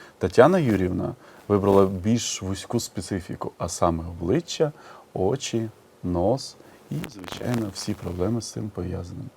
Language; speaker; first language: Ukrainian; native; Ukrainian